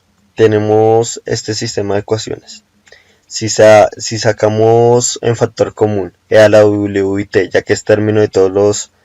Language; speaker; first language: Spanish; native; Spanish